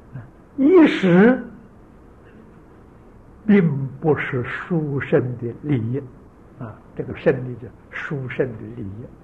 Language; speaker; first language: Chinese; native; Chinese